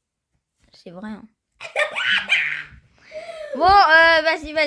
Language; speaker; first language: French; native; French